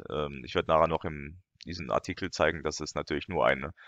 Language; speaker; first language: German; non-native, fluent; French